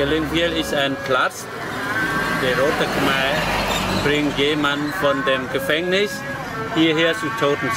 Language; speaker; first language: German; non-native, learner; Khmer